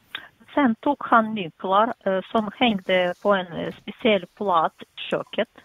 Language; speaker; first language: Swedish; non-native, fluent; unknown